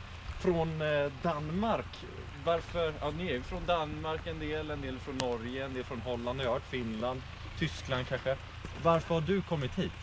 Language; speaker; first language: Swedish; native; Swedish